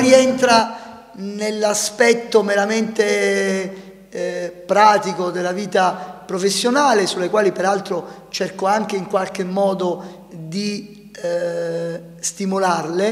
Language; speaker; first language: Italian; native; Italian